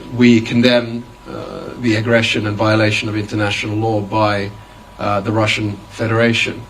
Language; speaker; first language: English; non-native, fluent; Finnish